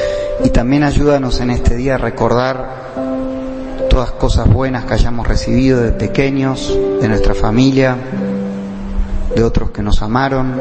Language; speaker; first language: Spanish; native; Spanish